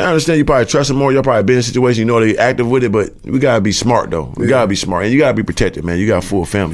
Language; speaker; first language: English; native; English